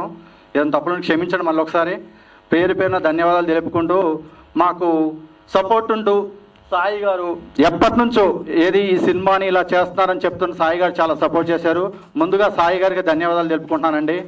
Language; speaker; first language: Telugu; native; Telugu